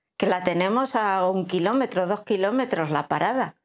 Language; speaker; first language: Spanish; native; Spanish